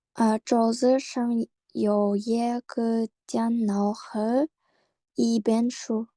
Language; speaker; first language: Chinese; non-native, learner; Kyrgyz